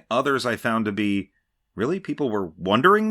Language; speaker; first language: English; native; English